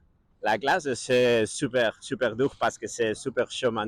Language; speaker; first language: French; non-native, learner; Catalan